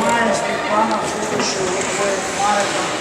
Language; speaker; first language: Russian; native; Russian